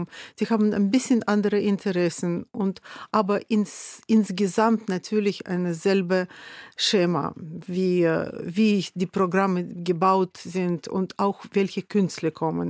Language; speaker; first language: German; non-native, fluent; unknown